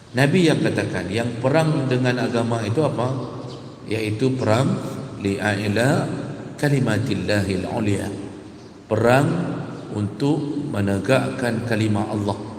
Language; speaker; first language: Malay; non-native, local second language; Achinese